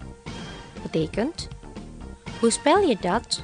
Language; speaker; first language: Dutch; non-native, fluent; Indonesian